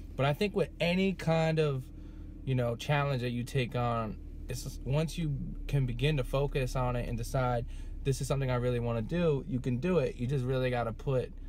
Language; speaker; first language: English; native; English